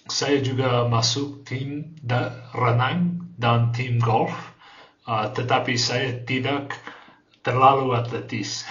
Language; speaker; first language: Indonesian; non-native, learner; English